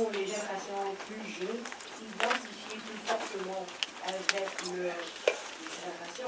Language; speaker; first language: French; non-native, learner; English